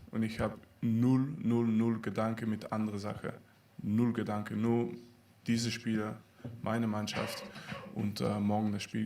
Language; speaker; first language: German; non-native, fluent; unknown